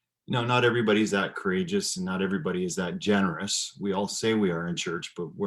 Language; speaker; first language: English; native; English